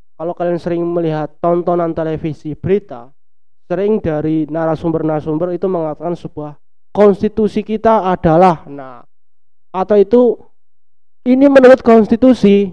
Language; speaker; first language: Indonesian; non-native, local second language; Javanese